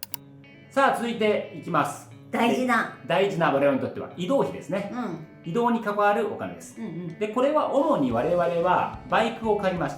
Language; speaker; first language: Japanese; native; Japanese